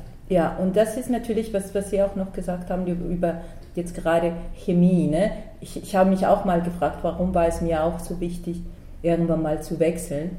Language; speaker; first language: German; non-native, fluent; Spanish